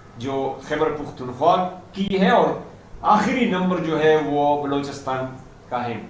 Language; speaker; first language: Urdu; non-native, local second language; Pashto